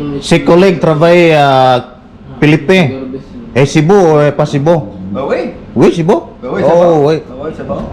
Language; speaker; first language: French; non-native, learner; Filipino